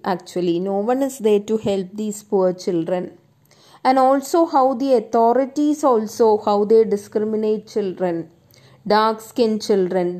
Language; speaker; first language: English; non-native, local second language; Malayalam